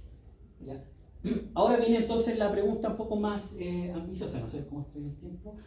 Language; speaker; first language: Spanish; native; Spanish